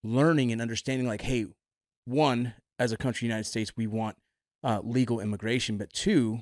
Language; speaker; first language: English; native; English